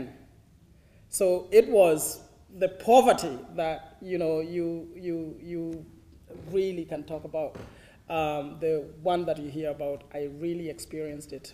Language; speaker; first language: English; non-native, local second language; Kikuyu